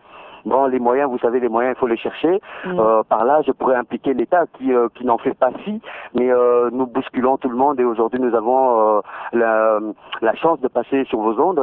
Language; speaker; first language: French; non-native, local second language; Luba-Lulua